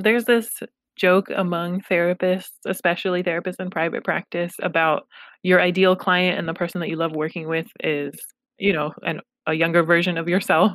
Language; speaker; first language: English; early bilingual, other home language; Pashto